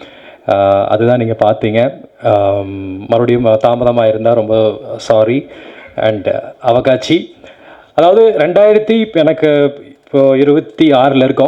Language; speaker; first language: Tamil; native; Tamil